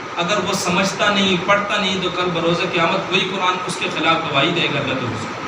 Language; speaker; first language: Urdu; non-native, local second language; Northern Hindko